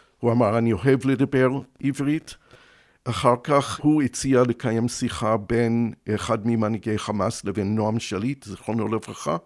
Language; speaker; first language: Hebrew; non-native, fluent; English